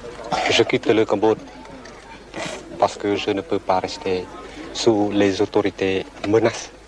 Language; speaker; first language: French; non-native, local second language; Khmer